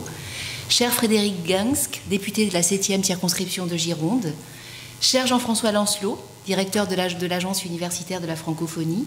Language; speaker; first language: French; native; French